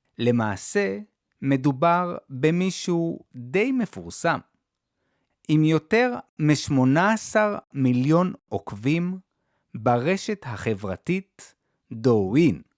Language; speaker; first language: Hebrew; native; Hebrew